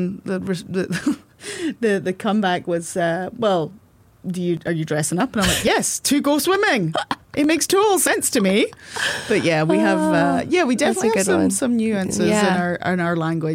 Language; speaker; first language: English; native; English